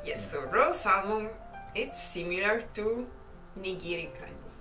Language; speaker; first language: English; non-native, fluent; Italian